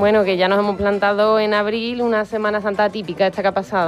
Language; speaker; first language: Spanish; native; Spanish